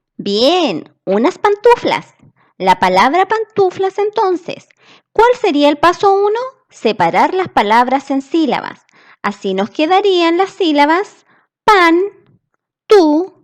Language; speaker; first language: Spanish; native; Spanish